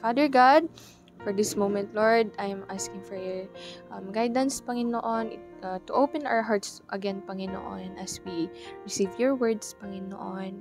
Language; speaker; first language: English; non-native, local second language; Iloko